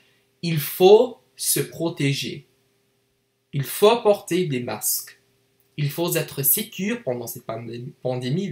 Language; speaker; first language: French; non-native, learner; English